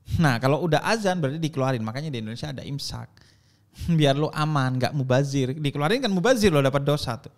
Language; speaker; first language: Indonesian; native; Indonesian